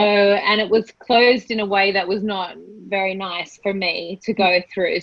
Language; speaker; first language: English; native; English